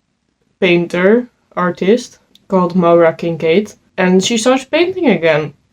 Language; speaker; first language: English; non-native, fluent; Dutch